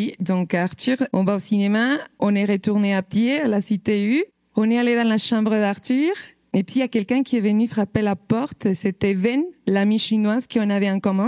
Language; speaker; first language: French; non-native, fluent; Spanish